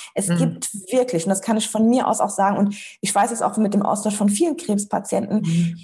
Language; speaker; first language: German; early bilingual, other home language; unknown